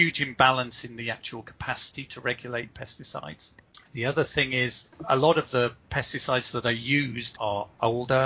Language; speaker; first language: English; native; English